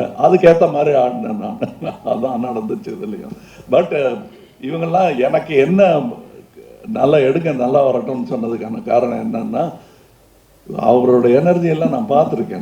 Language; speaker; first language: Tamil; native; Tamil